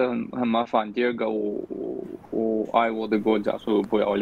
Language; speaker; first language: Chinese; non-native, learner; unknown